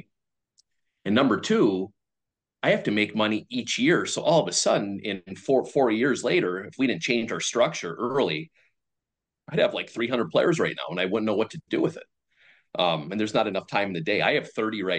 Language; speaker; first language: English; native; English